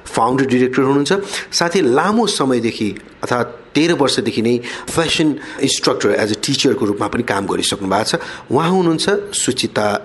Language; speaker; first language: Nepali; native; Nepali